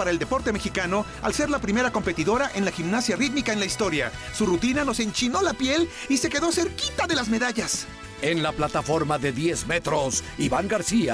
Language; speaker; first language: Spanish; native; Spanish